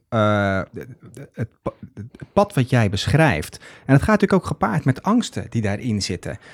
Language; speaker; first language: Dutch; native; Dutch